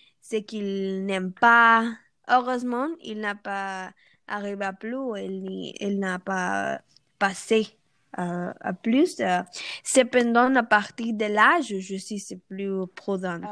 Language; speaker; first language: French; non-native, learner; Spanish